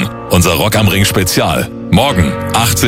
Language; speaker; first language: German; native; German